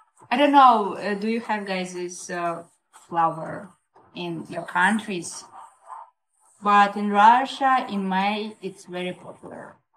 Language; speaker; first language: English; non-native, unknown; Russian